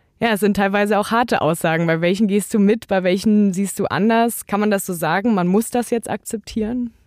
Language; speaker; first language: German; native; German